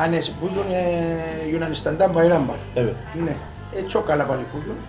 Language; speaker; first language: Turkish; early bilingual, heritage; Greek